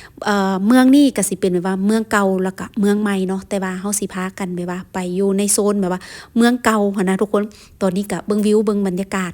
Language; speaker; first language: Thai; non-native, local second language; Lao